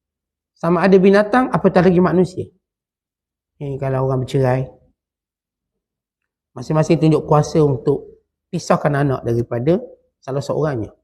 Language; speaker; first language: Malay; native; Malay